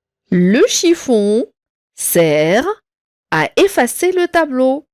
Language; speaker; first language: French; non-native, local second language; Arabic